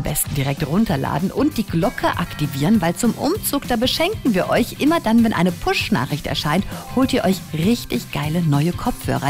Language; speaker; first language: German; native; German